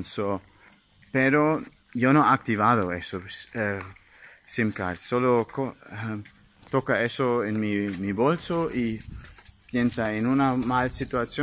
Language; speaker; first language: Spanish; non-native, learner; German